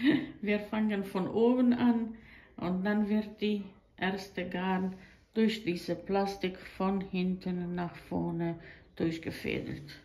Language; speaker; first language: German; non-native, fluent; Croatian